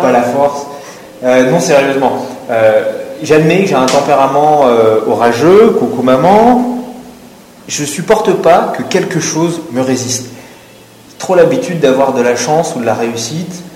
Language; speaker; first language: French; native; French